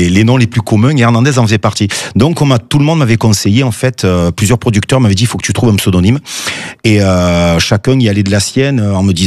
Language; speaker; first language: French; native; French